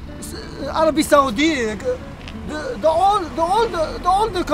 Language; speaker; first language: English; non-native, learner; Arabic